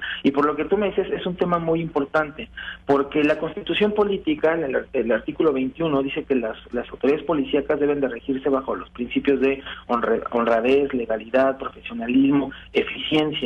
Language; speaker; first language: Spanish; native; Spanish